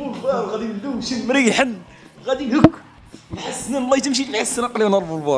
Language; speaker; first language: Arabic; native; Arabic